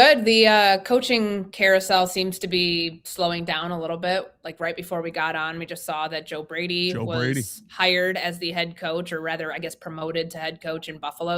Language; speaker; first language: English; native; English